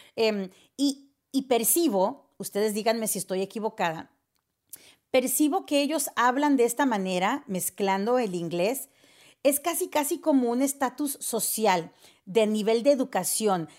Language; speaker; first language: Spanish; early bilingual, heritage; Spanish